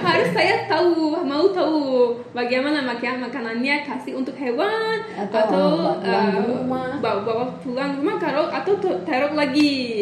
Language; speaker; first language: Indonesian; non-native, learner; Turkish